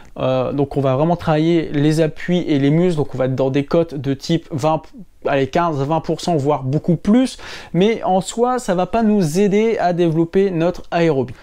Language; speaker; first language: French; native; French